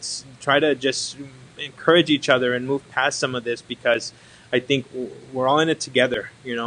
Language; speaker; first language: English; native; English